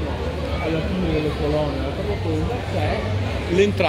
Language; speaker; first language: Italian; native; Italian